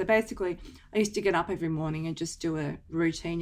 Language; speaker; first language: English; native; English